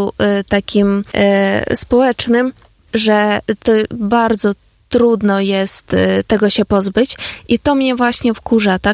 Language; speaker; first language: Polish; non-native, fluent; Ukrainian